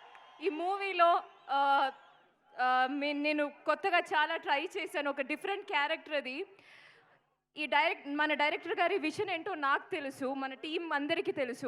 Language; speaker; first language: Telugu; non-native, learner; Malayalam